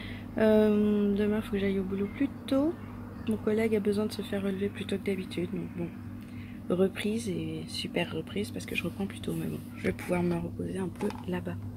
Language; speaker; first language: French; native; French